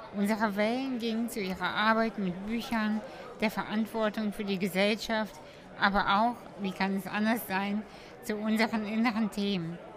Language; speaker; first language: German; early bilingual, other home language; Russian